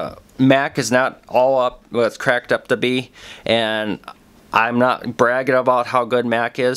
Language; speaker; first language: English; native; English